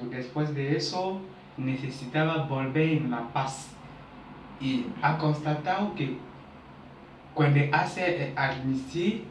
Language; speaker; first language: Spanish; non-native, learner; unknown